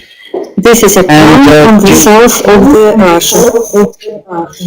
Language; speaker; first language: English; non-native, learner; Russian